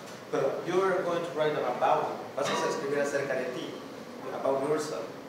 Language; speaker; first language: English; non-native, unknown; Spanish